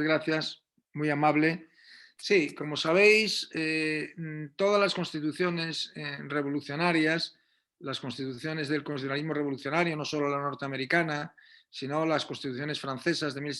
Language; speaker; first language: Spanish; native; Spanish